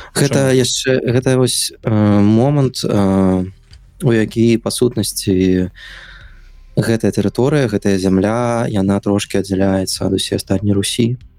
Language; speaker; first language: Belarusian; non-native, local second language; Russian